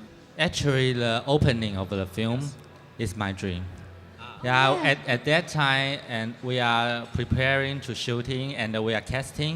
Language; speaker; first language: English; non-native, fluent; Chinese